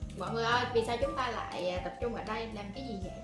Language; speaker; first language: Vietnamese; native; Vietnamese